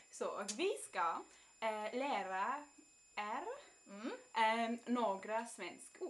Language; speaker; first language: Swedish; non-native, learner; German